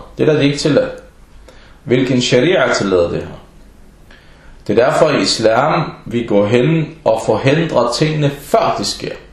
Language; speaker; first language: Danish; early bilingual, other home language; Arabic